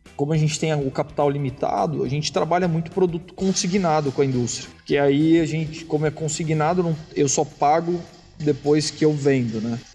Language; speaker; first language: Portuguese; native; Portuguese